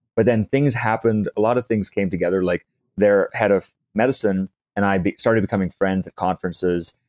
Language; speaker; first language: English; native; English